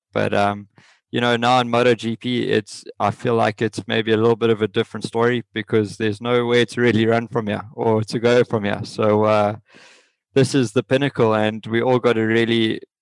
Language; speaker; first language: English; native; English